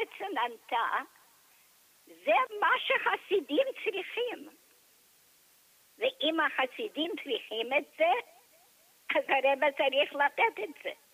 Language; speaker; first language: Hebrew; non-native, fluent; English